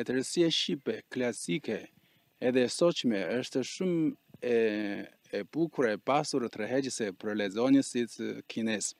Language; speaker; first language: Albanian; non-native, fluent; Chinese